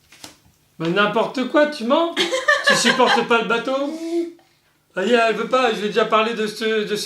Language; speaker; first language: French; native; French